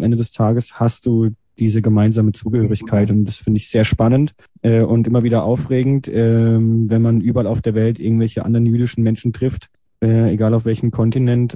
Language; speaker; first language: German; native; German